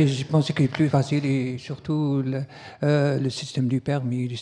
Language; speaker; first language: French; non-native, local second language; Arabic